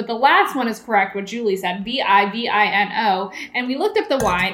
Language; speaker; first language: English; native; English